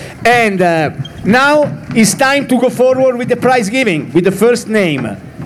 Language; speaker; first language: English; non-native, fluent; Italian